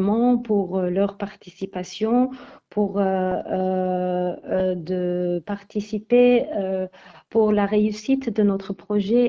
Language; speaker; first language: French; non-native, fluent; Armenian